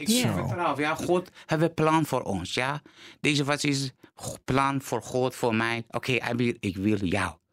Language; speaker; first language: Dutch; non-native, learner; Persian